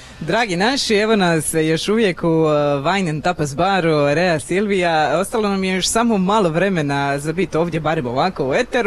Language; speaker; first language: Croatian; native; Croatian